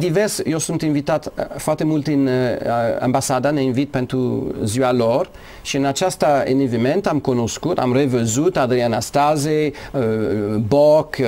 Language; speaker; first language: Romanian; non-native, learner; English